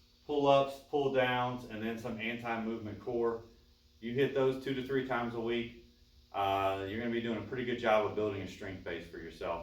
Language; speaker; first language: English; native; English